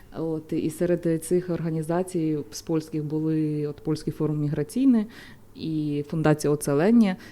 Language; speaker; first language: Ukrainian; native; Ukrainian